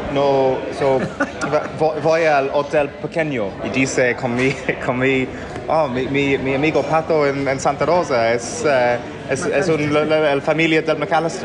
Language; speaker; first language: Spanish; non-native, learner; English